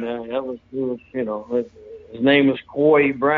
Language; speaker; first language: English; native; English